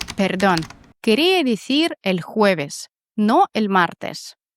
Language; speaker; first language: Spanish; non-native, fluent; Russian